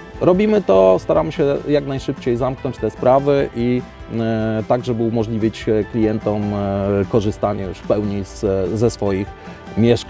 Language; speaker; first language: Polish; native; Polish